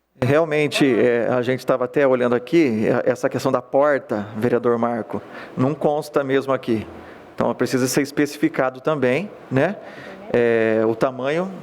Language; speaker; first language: Portuguese; native; Portuguese